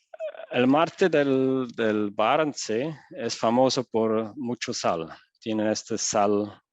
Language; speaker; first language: Spanish; non-native, fluent; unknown